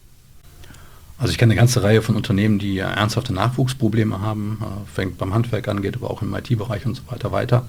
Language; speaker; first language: German; native; German